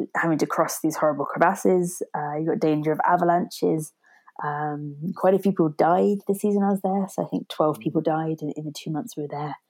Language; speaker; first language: English; native; English